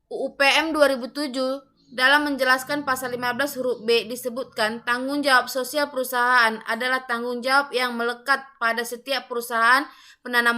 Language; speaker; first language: Indonesian; native; Indonesian